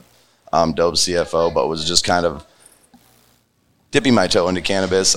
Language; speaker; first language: English; native; English